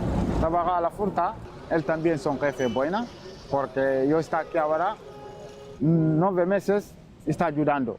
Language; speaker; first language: Spanish; non-native, learner; Bambara